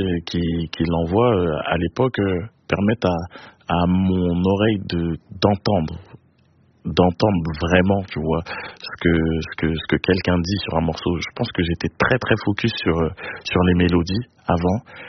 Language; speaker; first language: French; native; French